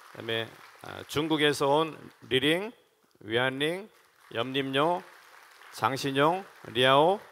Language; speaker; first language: Korean; native; Korean